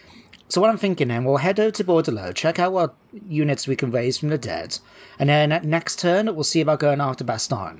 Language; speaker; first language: English; native; English